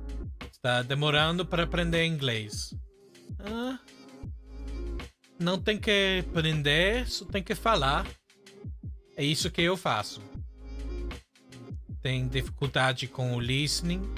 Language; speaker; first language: Portuguese; non-native, fluent; English